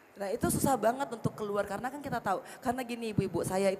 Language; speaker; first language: Indonesian; native; Indonesian